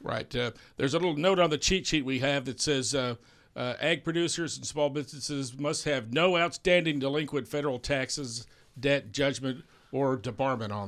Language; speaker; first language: English; native; English